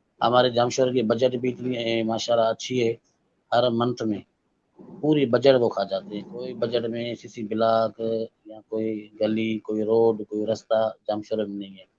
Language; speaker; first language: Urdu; non-native, local second language; Sindhi